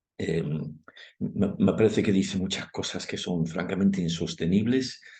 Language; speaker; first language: Spanish; non-native, fluent; Dutch